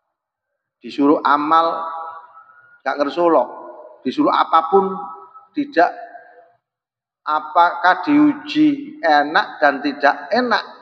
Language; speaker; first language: Indonesian; non-native, local second language; Javanese